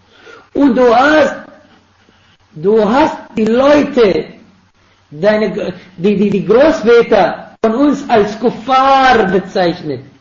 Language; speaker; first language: German; non-native, fluent; Arabic